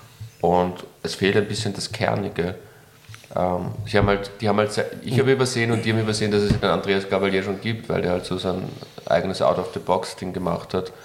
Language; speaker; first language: German; native; German